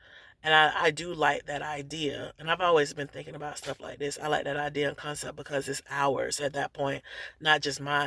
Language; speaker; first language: English; native; English